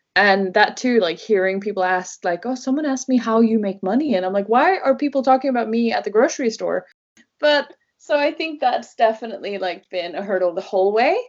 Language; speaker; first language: English; non-native, fluent; Norwegian